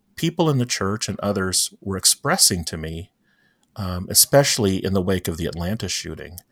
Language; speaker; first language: English; native; English